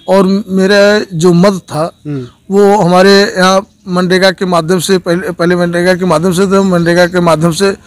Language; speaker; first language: Hindi; native; Hindi